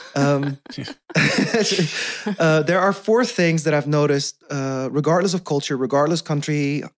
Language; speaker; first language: English; non-native, fluent; Dutch